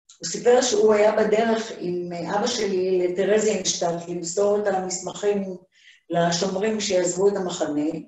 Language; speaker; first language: Hebrew; early bilingual, other home language; Hungarian